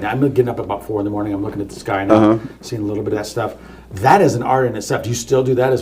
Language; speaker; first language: English; native; English